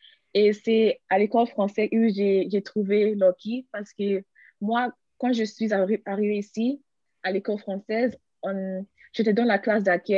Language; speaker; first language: French; non-native, learner; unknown